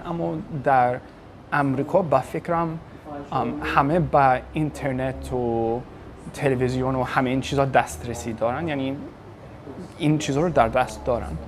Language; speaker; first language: Persian; non-native, fluent; English